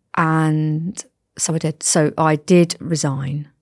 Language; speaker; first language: English; native; English